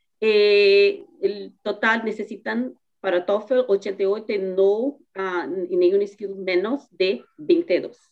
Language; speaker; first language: Spanish; non-native, learner; Portuguese